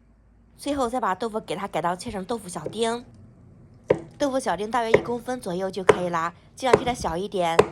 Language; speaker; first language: Chinese; native; Chinese